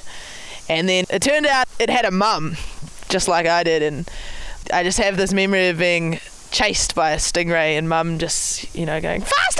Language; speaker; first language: English; native; English